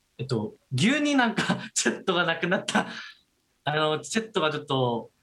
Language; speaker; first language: Japanese; non-native, fluent; Korean